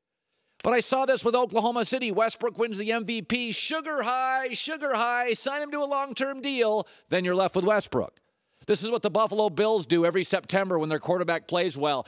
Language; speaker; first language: English; native; English